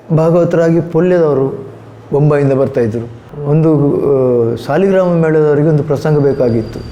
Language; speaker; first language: Kannada; non-native, local second language; Tulu